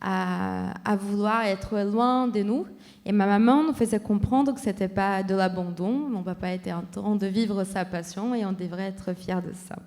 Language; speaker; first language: French; non-native, fluent; Portuguese